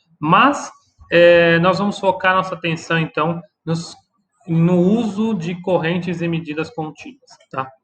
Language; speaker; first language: Portuguese; native; Portuguese